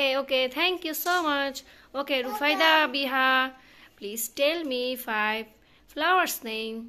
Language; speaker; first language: English; non-native, learner; Bangla